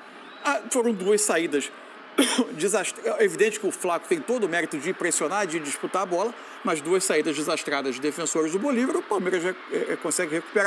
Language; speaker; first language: Portuguese; native; Portuguese